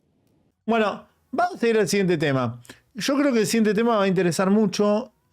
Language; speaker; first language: Spanish; native; Spanish